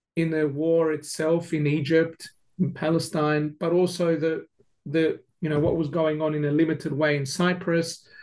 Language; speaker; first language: English; native; English